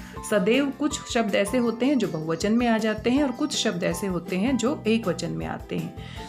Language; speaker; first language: Hindi; native; Hindi